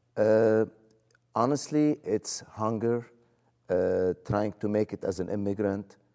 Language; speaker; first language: English; non-native, fluent; Arabic